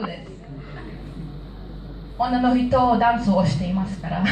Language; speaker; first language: Japanese; non-native, learner; Hebrew